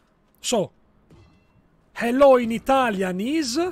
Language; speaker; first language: English; non-native, learner; Italian